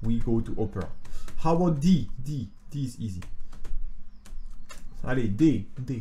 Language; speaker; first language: English; non-native, fluent; French